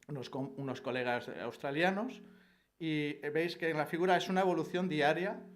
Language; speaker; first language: Spanish; native; Spanish